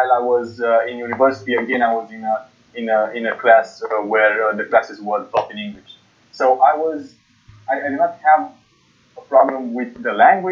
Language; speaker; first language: English; non-native, fluent; Romanian